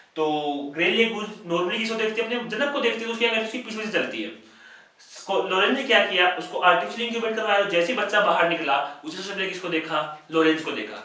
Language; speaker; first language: Hindi; native; Hindi